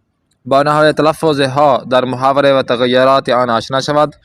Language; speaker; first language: Persian; non-native, fluent; Urdu